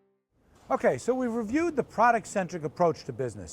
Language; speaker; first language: English; native; English